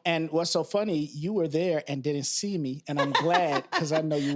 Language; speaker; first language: English; native; English